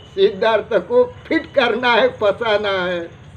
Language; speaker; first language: Hindi; non-native, local second language; Marathi